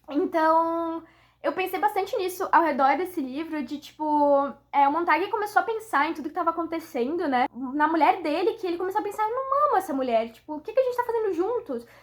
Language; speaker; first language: Portuguese; native; Portuguese